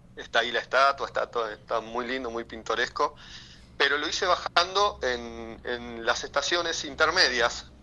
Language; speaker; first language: Spanish; native; Spanish